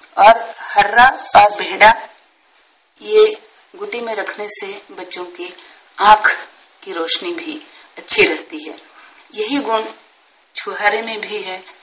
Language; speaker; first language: Hindi; non-native, local second language; Marathi